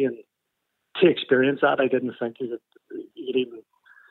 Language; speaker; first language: English; native; English